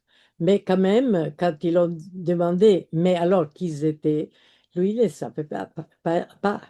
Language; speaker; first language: French; non-native, fluent; Italian